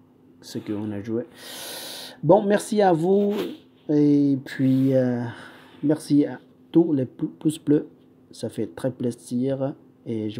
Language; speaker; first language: French; non-native, fluent; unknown